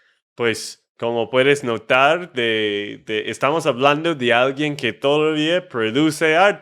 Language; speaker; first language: Spanish; non-native, fluent; English